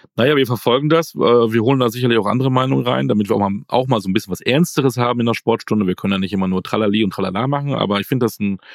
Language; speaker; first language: German; native; German